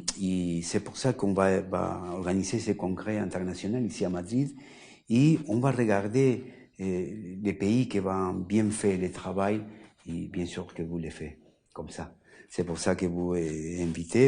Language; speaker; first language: French; non-native, learner; Spanish